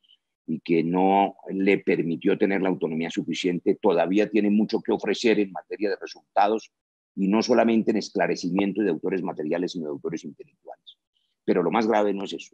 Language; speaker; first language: Spanish; native; Spanish